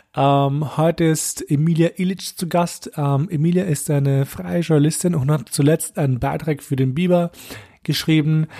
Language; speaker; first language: German; early bilingual, other home language; Albanian